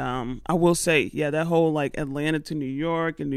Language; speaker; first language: English; native; English